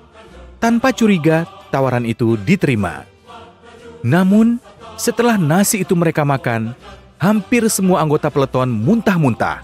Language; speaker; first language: Indonesian; native; Indonesian